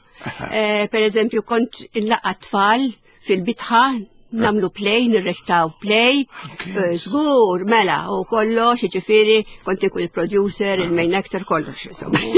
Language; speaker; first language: Maltese; early bilingual, other home language; Italian